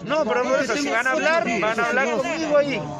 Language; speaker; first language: Spanish; native; Spanish